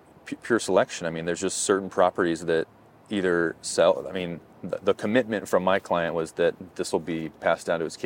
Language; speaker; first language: English; native; English